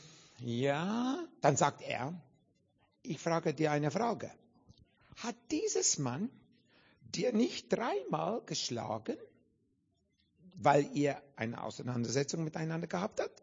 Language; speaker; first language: German; non-native, learner; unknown